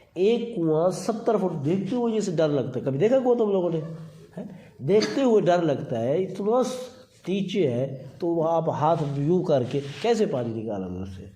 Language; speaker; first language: Urdu; non-native, local second language; Saraiki